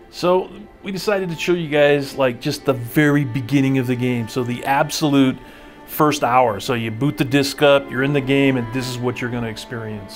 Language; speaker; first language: English; native; English